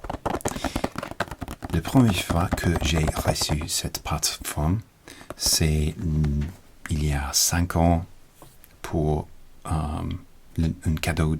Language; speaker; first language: French; non-native, learner; English